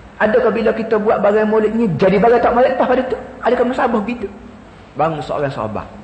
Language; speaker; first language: Malay; native; Malay